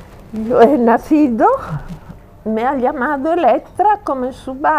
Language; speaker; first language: Spanish; non-native, fluent; Italian